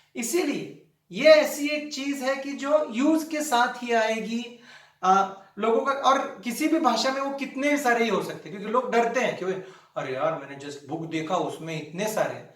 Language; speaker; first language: Hindi; non-native, local second language; Marathi